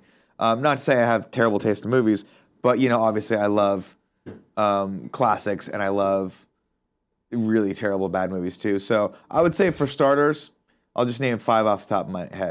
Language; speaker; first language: English; native; English